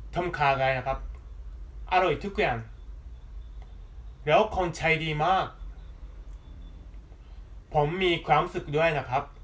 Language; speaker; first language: Thai; non-native, fluent; Japanese